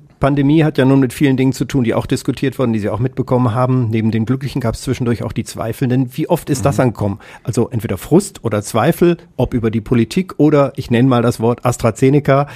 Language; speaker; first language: German; native; German